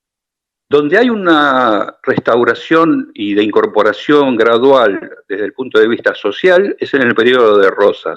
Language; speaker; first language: Spanish; native; Spanish